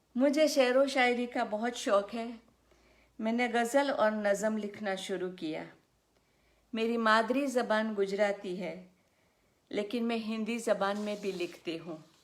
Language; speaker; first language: Hindi; non-native, local second language; Gujarati